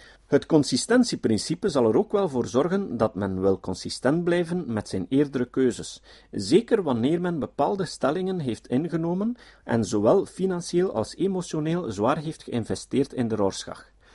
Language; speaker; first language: Dutch; native; Dutch